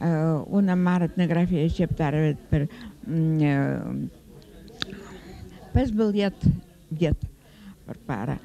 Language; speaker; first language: Albanian; non-native, learner; Russian